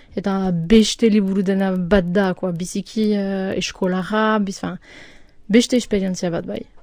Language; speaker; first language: Basque; non-native, local second language; French